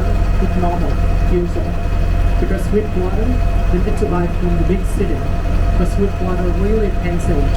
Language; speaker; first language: English; non-native, learner; Vietnamese